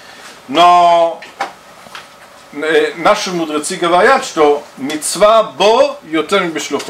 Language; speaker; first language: Russian; non-native, fluent; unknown